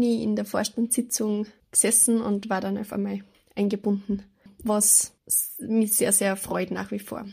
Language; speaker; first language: German; native; German